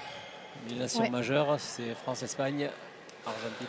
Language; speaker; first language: French; native; French